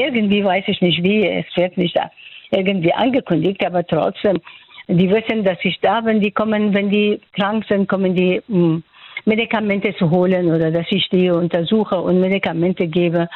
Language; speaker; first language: German; non-native, fluent; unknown